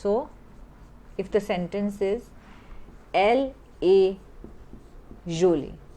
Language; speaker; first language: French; non-native, fluent; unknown